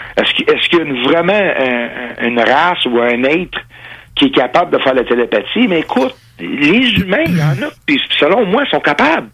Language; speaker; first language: French; non-native, local second language; English